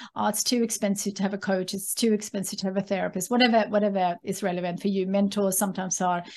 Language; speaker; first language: English; non-native, fluent; Swedish